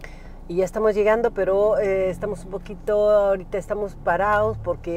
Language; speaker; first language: Spanish; native; Spanish